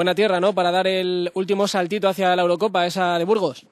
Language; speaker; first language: Spanish; native; Spanish